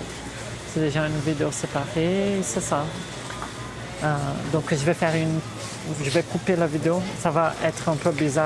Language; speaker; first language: French; non-native, fluent; Portuguese